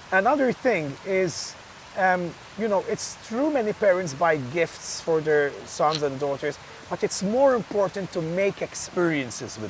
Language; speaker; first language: English; non-native, local second language; Maltese